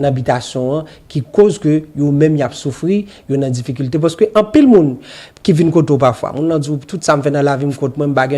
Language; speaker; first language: Haitian Creole; native; Haitian Creole